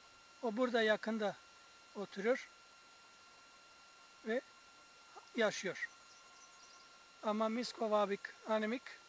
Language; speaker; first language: Turkish; non-native, fluent; English